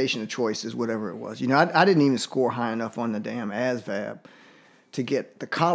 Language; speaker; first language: English; native; English